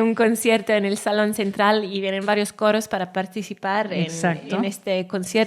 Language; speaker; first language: Spanish; non-native, learner; Welsh